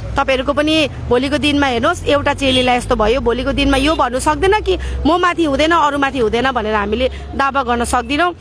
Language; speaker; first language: Nepali; native; Nepali